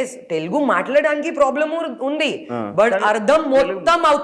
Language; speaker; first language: Telugu; non-native, local second language; Hindi